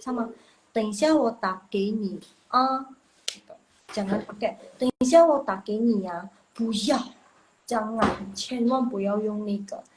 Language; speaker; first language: Chinese; non-native, local second language; Indonesian